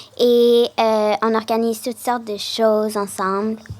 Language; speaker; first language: French; early bilingual, other home language; Arabic